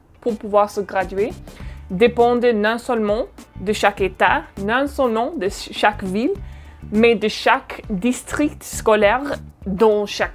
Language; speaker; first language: French; non-native, fluent; English